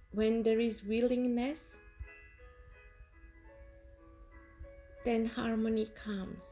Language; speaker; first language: English; non-native, fluent; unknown